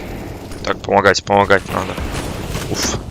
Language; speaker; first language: Russian; native; Russian